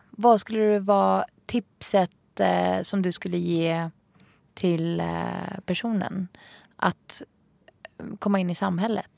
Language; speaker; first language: Swedish; early bilingual, other home language; Arabic